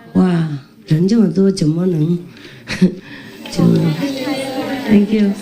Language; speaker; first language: Chinese; non-native, fluent; Vietnamese